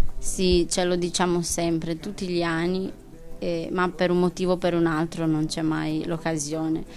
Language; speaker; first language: Italian; non-native, fluent; Romanian